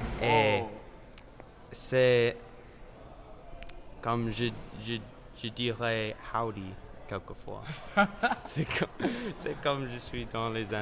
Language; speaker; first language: French; non-native, learner; English